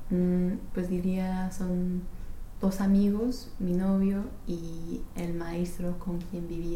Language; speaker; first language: Spanish; non-native, fluent; English